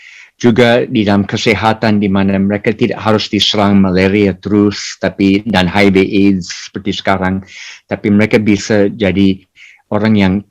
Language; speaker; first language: Indonesian; non-native, fluent; English